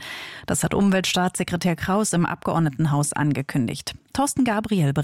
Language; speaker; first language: German; native; German